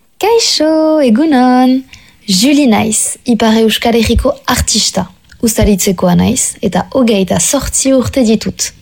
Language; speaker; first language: Basque; non-native, local second language; French